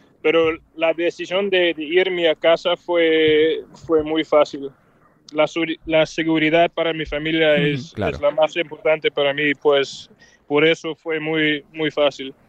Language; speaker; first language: Spanish; non-native, fluent; Danish